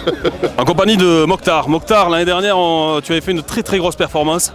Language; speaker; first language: French; native; French